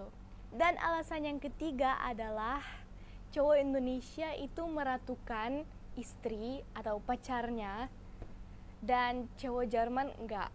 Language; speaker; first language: Indonesian; non-native, fluent; German